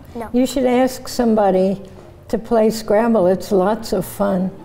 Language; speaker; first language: English; native; English